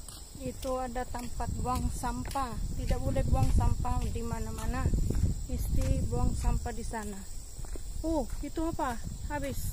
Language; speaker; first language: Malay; non-native, learner; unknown